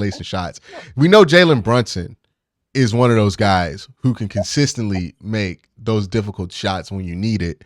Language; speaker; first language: English; native; English